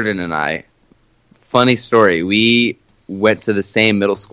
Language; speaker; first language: English; native; English